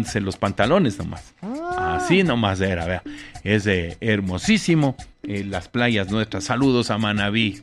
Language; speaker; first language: Spanish; native; Spanish